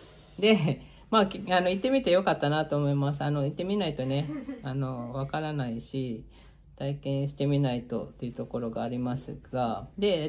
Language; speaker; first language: Japanese; native; Japanese